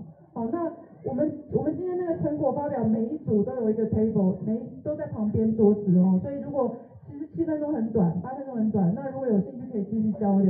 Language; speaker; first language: Chinese; native; Chinese